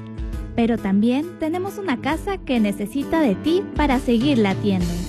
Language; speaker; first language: Spanish; native; Spanish